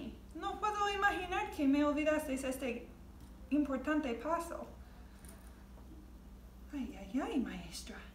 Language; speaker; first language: Spanish; non-native, learner; English